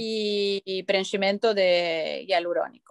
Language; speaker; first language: Portuguese; non-native, learner; Spanish